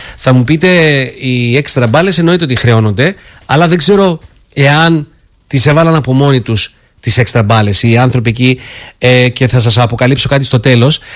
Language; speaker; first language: Greek; native; Greek